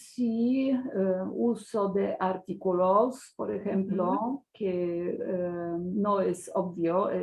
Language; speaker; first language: Spanish; non-native, fluent; Polish